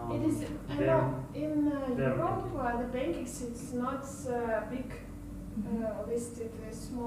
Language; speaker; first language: English; non-native, learner; Russian